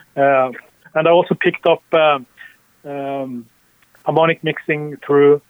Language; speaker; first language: English; early bilingual, other home language; Norwegian